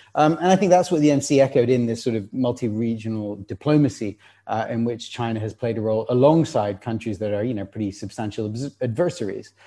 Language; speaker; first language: English; native; English